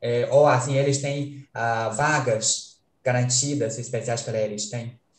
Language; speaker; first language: Portuguese; non-native, fluent; Chinese